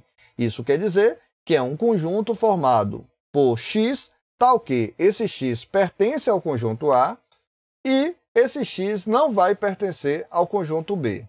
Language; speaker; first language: Portuguese; native; Portuguese